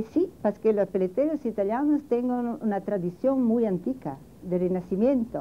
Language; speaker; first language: Spanish; non-native, learner; Italian